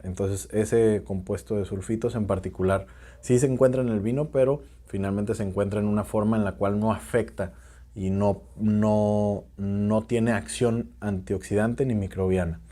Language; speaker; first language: Spanish; native; Spanish